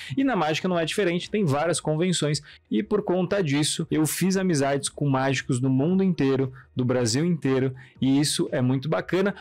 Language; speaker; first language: Portuguese; native; Portuguese